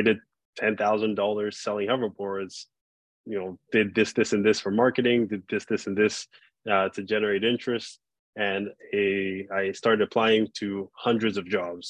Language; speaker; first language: English; non-native, local second language; Yoruba